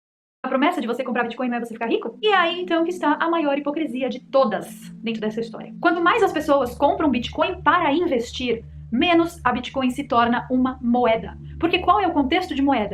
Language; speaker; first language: Portuguese; native; Portuguese